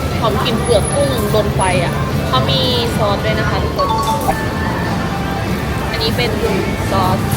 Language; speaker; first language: Thai; native; Thai